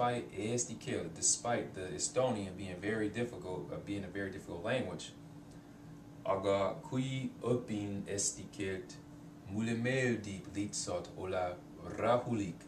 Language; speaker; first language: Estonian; non-native, learner; English